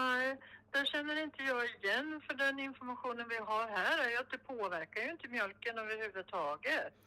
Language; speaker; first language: Swedish; native; Swedish